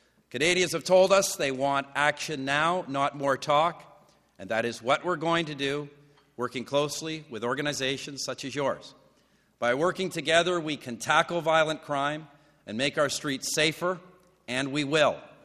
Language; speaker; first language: English; native; English